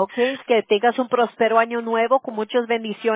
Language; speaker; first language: Spanish; early bilingual, heritage; English